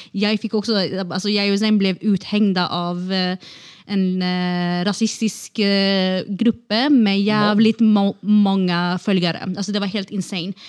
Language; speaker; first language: Norwegian; non-native, fluent; Kurdish